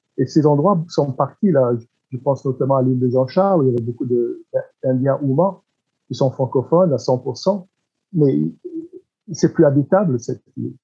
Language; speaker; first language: French; non-native, local second language; English